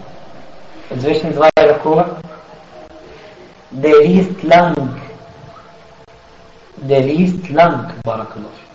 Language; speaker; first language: German; non-native, fluent; Arabic